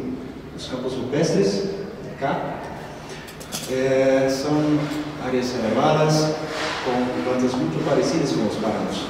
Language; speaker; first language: Spanish; non-native, learner; Portuguese